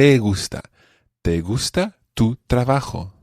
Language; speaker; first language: Spanish; non-native, fluent; English